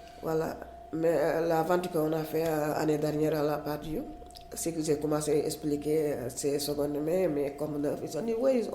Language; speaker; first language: French; non-native, learner; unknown